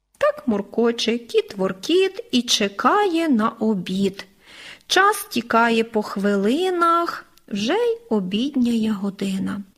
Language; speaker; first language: Ukrainian; native; Ukrainian